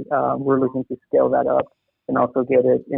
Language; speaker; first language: English; early bilingual, other home language; Spanish